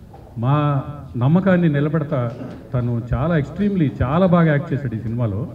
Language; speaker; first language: Telugu; native; Telugu